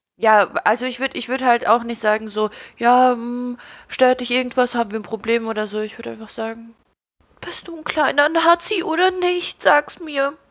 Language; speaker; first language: German; early bilingual, other home language; Russian